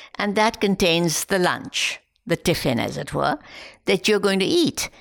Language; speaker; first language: English; non-native, local second language; Hindi